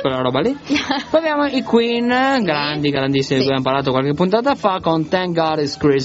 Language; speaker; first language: Italian; native; Italian